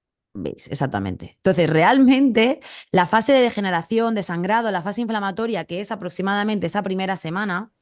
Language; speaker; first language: Spanish; native; Spanish